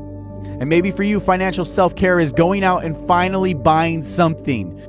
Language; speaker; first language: English; native; English